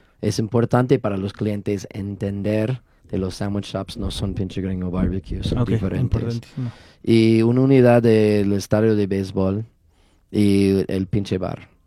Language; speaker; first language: Spanish; non-native, learner; English